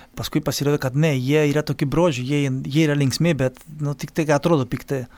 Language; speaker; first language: Lithuanian; non-native, fluent; Spanish